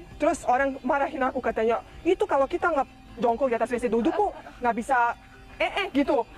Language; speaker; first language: Indonesian; non-native, fluent; Bosnian